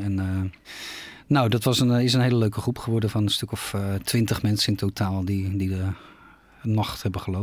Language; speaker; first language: Dutch; native; Dutch